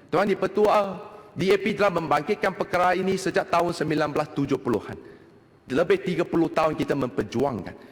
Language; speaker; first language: Malay; non-native, local second language; Chinese